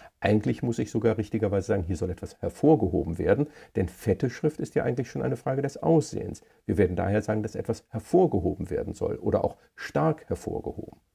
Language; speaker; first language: German; native; German